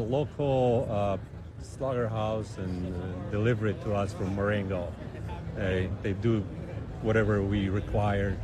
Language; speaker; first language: English; non-native, fluent; Polish